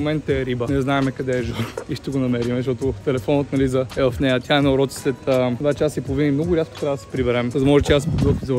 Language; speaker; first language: Bulgarian; native; Bulgarian